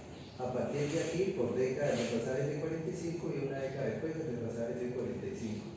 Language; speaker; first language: Spanish; native; Spanish